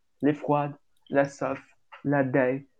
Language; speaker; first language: French; non-native, learner; Portuguese